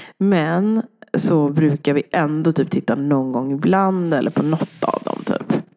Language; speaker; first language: Swedish; early bilingual, other home language; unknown